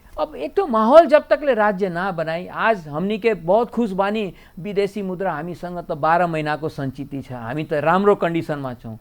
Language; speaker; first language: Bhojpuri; native; Bhojpuri